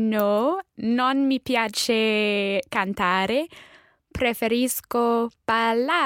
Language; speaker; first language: Italian; non-native, learner; English